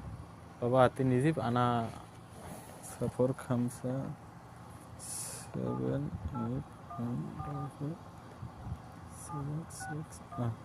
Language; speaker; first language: Arabic; non-native, learner; Bangla